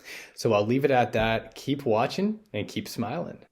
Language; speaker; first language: English; native; English